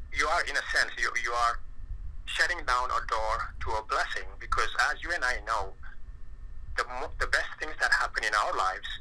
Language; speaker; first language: English; non-native, fluent; French